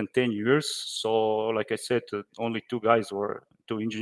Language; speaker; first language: English; non-native, learner; Croatian